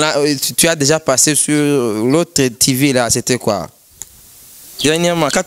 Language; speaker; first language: French; non-native, local second language; Rundi